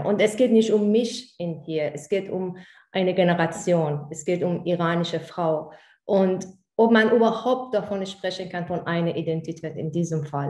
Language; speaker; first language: German; non-native, fluent; Persian